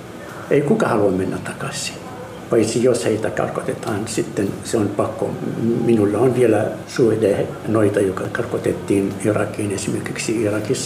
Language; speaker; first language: Finnish; non-native, fluent; Arabic